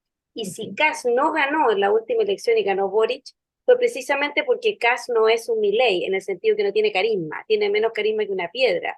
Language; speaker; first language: Spanish; native; Spanish